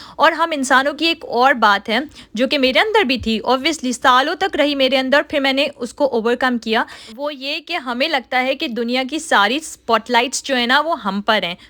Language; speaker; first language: Urdu; native; Urdu